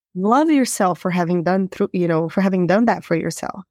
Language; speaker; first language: English; non-native, fluent; Portuguese